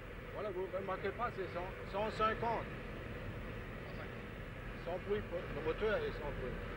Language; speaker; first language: French; non-native, fluent; German